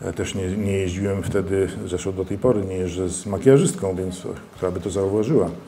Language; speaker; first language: Polish; early bilingual, heritage; Polish